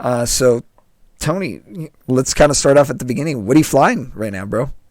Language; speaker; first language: English; native; English